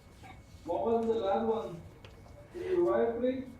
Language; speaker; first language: English; non-native, learner; Spanish